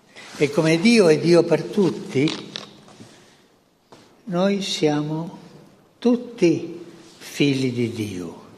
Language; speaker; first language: Italian; non-native, fluent; Spanish